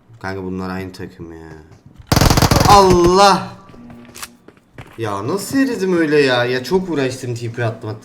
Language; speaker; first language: Turkish; native; Turkish